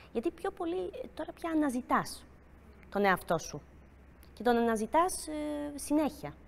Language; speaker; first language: Greek; early bilingual, other home language; Polish